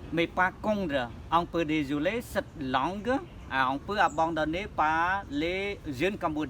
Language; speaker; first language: French; non-native, fluent; Khmer